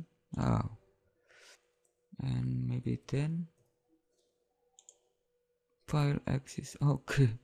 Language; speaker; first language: English; non-native, learner; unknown